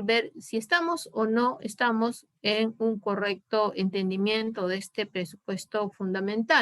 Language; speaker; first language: Spanish; native; Spanish